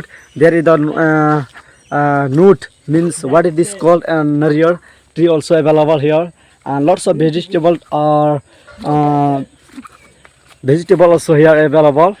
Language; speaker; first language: English; non-native, learner; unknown